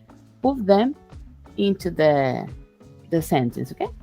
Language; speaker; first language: English; non-native, fluent; Spanish